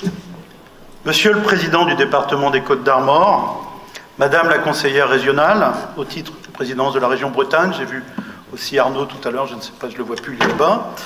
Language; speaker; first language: French; native; French